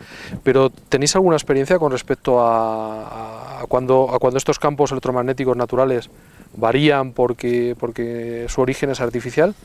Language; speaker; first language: Spanish; native; Spanish